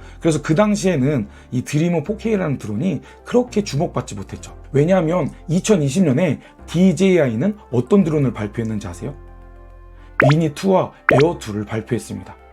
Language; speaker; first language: Korean; native; Korean